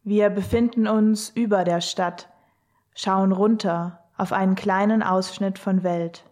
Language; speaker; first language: German; native; German